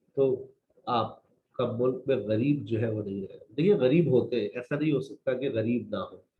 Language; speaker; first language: Urdu; native; Urdu